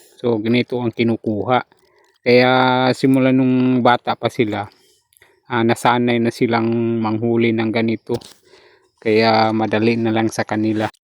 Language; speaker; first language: Filipino; non-native, local second language; Cebuano